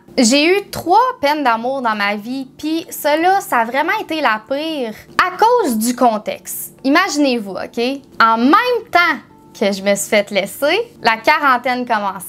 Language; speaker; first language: French; native; French